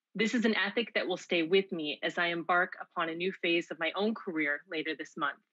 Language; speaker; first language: English; native; English